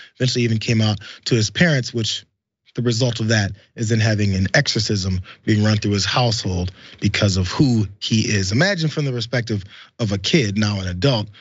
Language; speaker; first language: English; native; English